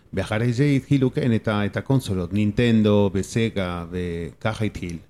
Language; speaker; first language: Hebrew; non-native, fluent; Spanish